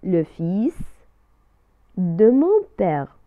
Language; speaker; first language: French; non-native, local second language; Arabic